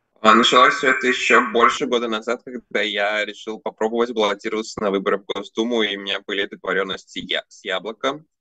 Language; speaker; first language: Russian; early bilingual, other home language; Armenian